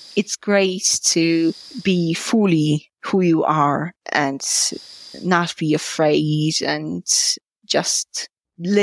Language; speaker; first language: English; non-native, fluent; Polish